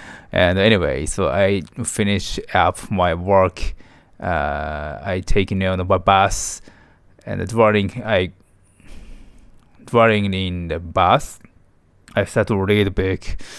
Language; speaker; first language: English; non-native, learner; Japanese